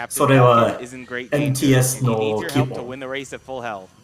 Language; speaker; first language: Japanese; non-native, learner; English